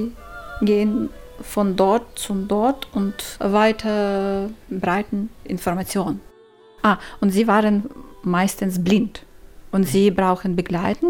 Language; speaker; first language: German; non-native, learner; Ukrainian